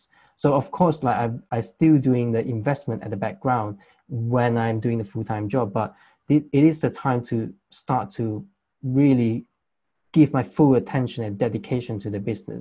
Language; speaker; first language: English; non-native, local second language; Chinese